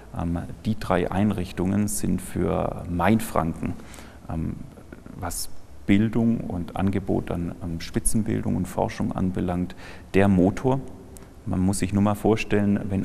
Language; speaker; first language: German; native; German